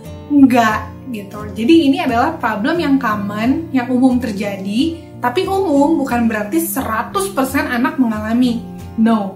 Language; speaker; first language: Indonesian; native; Indonesian